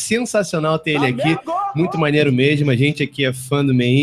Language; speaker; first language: Portuguese; native; Portuguese